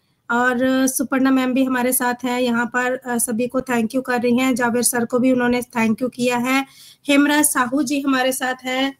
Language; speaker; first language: Hindi; native; Hindi